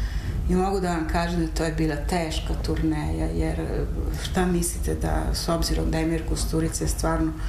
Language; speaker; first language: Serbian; non-native, fluent; Italian